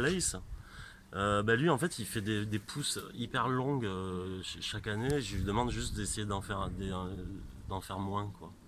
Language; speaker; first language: French; native; French